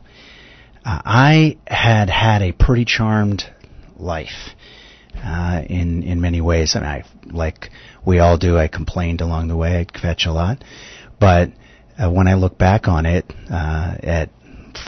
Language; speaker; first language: English; native; English